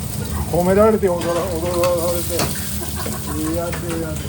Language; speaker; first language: Japanese; native; Japanese